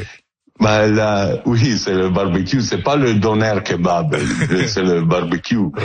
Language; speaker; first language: French; non-native, learner; Italian